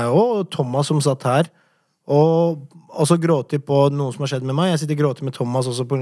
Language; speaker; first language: Norwegian; native; Norwegian